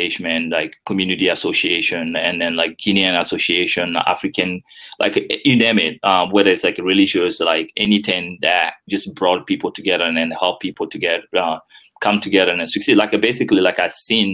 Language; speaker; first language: English; non-native, fluent; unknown